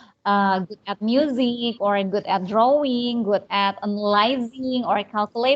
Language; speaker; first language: English; non-native, fluent; Indonesian